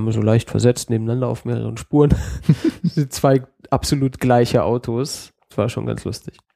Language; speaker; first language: German; native; German